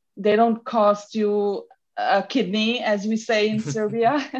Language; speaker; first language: English; non-native, fluent; Serbian